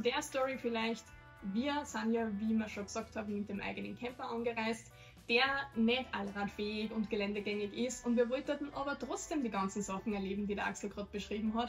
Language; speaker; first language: German; native; German